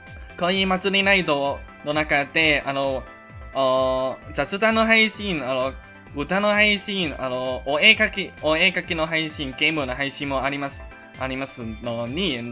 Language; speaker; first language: Japanese; non-native, learner; Cantonese